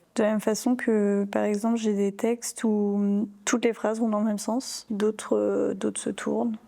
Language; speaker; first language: French; native; French